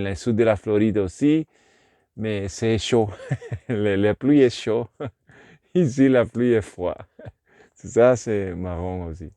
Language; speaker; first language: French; non-native, learner; Spanish